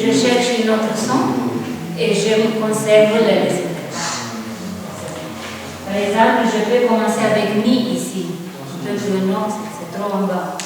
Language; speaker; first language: French; non-native, fluent; Italian